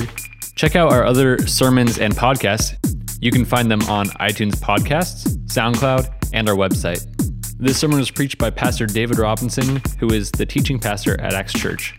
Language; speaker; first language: English; native; English